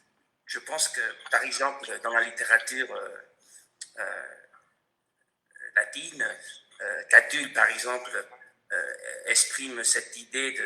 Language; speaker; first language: French; non-native, fluent; Spanish